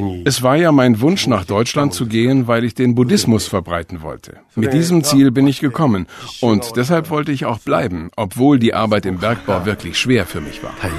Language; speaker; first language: German; non-native, fluent; Japanese